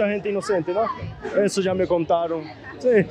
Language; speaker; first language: Spanish; non-native, learner; Portuguese